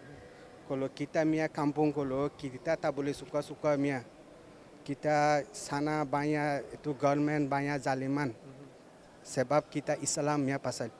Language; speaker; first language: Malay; non-native, learner; Rohingya